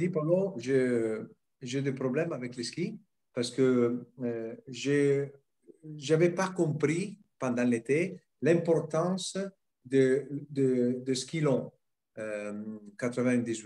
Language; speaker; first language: French; non-native, fluent; Italian